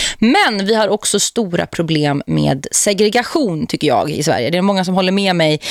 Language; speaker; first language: Swedish; native; Swedish